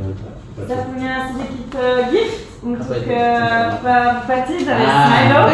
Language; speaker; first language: Indonesian; non-native, learner; French